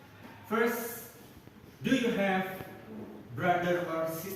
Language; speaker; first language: English; non-native, learner; Indonesian